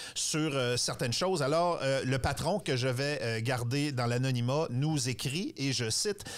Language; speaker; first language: French; native; French